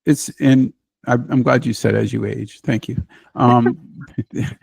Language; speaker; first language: English; native; English